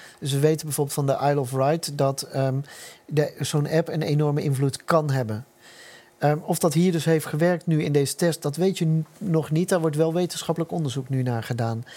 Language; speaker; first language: Dutch; native; Dutch